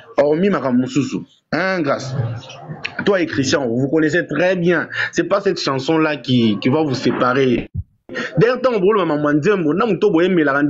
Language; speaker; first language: French; non-native, local second language; Lingala